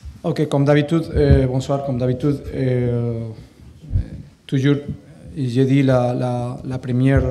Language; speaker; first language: French; non-native, learner; Catalan